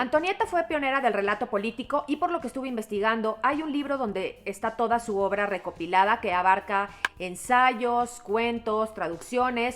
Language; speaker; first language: Spanish; native; Spanish